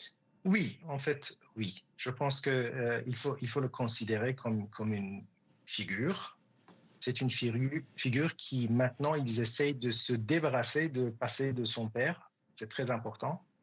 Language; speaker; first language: French; non-native, fluent; Persian